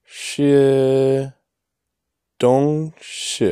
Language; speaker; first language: Chinese; non-native, learner; English